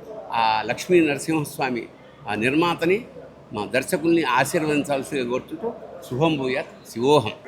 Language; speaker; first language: Telugu; native; Telugu